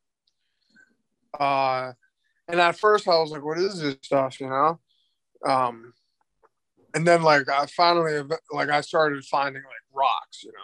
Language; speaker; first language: English; native; English